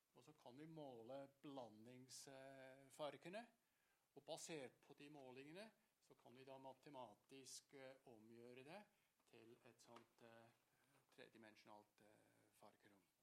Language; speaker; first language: Norwegian; non-native, fluent; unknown